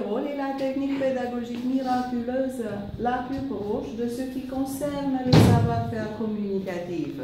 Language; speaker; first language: French; non-native, fluent; Romanian